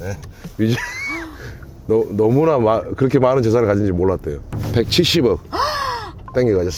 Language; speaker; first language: Korean; native; Korean